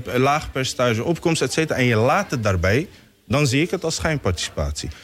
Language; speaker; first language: Dutch; non-native, fluent; Somali